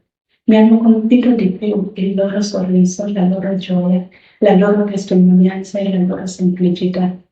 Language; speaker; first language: Italian; non-native, learner; Luo (Kenya and Tanzania)